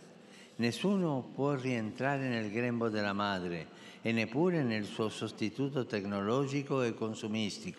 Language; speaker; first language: Italian; non-native, fluent; Spanish